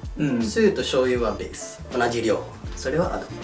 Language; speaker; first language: Japanese; non-native, fluent; Filipino